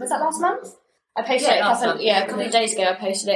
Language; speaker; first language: English; native; English